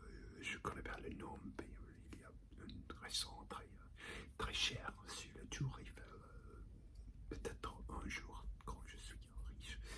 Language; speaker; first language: French; non-native, learner; English